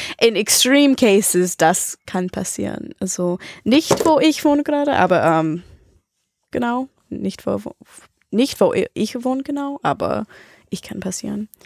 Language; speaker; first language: German; non-native, learner; English